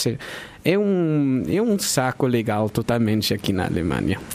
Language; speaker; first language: Portuguese; non-native, fluent; German